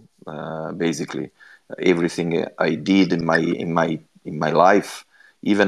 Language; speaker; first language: English; non-native, fluent; Italian